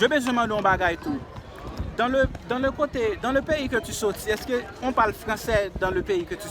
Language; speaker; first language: French; non-native, learner; Haitian Creole